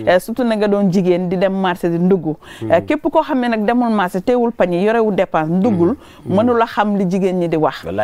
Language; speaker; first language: Wolof; native; Wolof